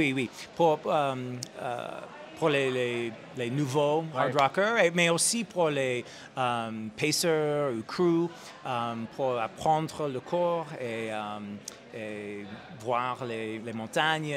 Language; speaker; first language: French; non-native, learner; English